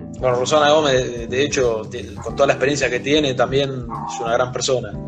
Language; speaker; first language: Spanish; native; Spanish